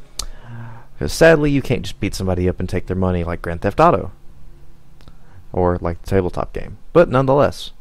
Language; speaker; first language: English; native; English